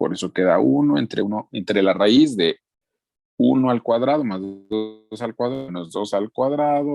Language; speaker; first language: Spanish; native; Spanish